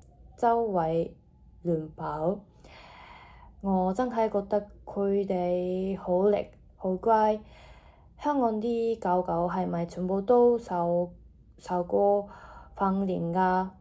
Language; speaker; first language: Cantonese; non-native, fluent; Japanese